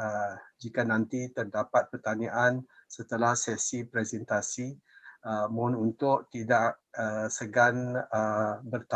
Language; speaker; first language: Indonesian; non-native, fluent; English